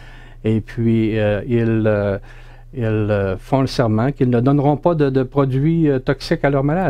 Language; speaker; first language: French; native; French